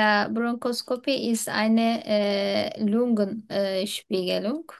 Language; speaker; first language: German; non-native, learner; Turkish